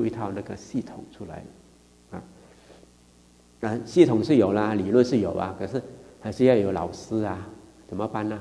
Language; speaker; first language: Chinese; native; Chinese